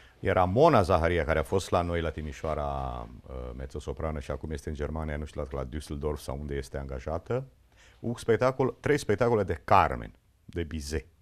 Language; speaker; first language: Romanian; native; Romanian